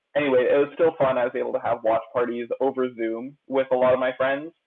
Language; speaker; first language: English; native; English